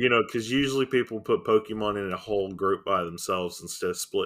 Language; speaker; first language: English; native; English